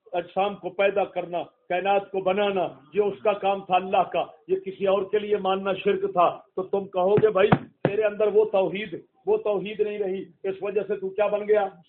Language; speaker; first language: Urdu; non-native, local second language; Punjabi